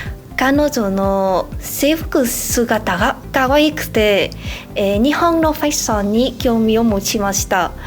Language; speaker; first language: Japanese; non-native, learner; Vietnamese